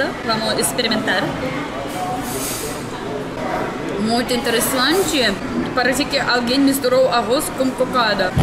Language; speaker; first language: Portuguese; non-native, learner; Russian